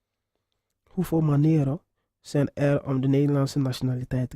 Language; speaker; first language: Dutch; non-native, fluent; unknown